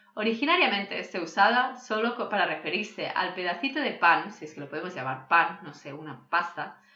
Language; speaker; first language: Spanish; non-native, local second language; Catalan